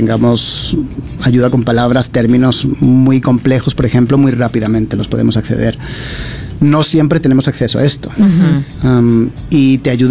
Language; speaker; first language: Spanish; early bilingual, other home language; English